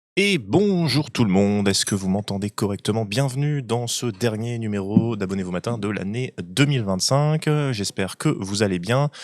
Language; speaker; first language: French; native; French